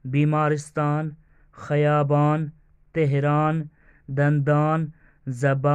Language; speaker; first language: Persian; non-native, fluent; Urdu